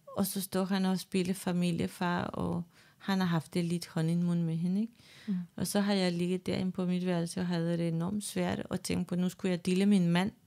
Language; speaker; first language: Danish; non-native, fluent; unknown